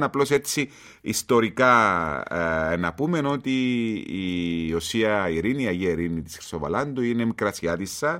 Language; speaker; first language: Greek; native; Greek